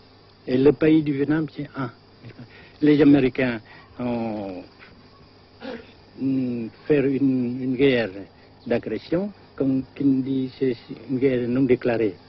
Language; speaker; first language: French; non-native, fluent; Vietnamese